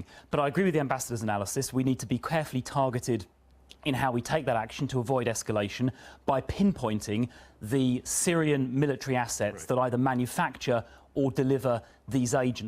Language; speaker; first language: English; native; English